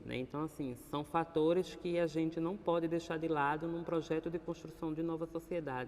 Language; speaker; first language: Portuguese; native; Portuguese